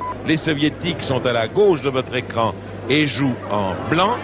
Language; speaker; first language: French; native; French